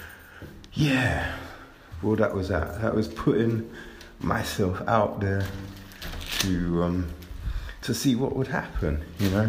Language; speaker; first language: English; native; English